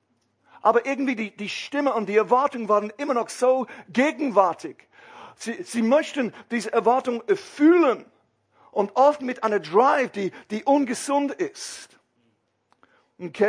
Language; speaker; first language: German; non-native, fluent; English